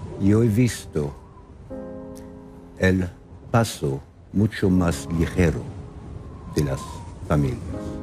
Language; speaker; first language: Spanish; non-native, fluent; English